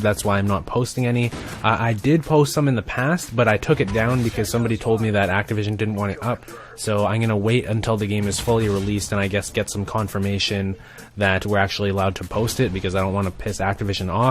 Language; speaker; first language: English; native; English